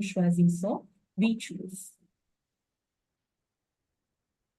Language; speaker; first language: French; non-native, fluent; English